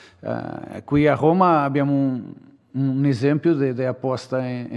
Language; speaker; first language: Italian; non-native, fluent; Portuguese